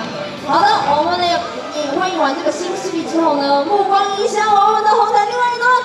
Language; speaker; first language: Chinese; native; Chinese